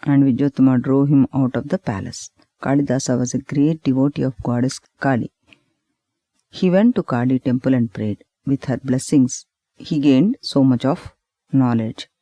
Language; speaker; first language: English; non-native, local second language; Telugu